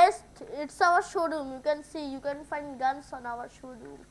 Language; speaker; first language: English; non-native, learner; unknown